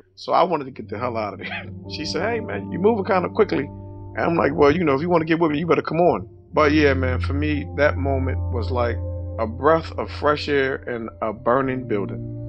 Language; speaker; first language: English; native; English